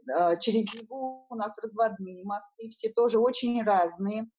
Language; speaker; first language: Russian; native; Russian